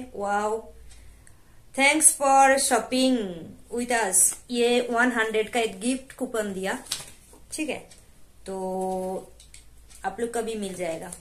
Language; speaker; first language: Hindi; non-native, local second language; Bangla